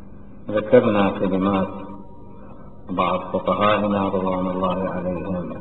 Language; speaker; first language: Arabic; native; Arabic